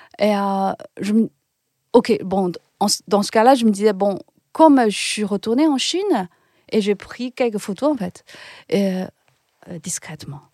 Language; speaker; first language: French; non-native, fluent; Chinese